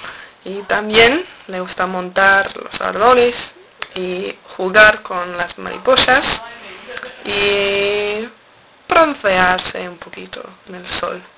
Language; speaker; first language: Spanish; non-native, learner; English